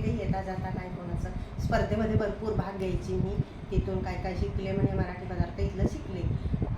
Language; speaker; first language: Marathi; non-native, local second language; Kannada